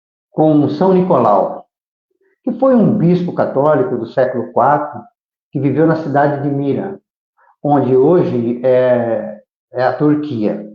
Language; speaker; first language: Portuguese; native; Portuguese